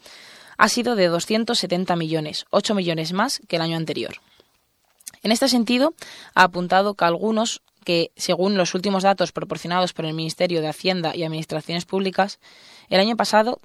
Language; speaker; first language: Spanish; native; Spanish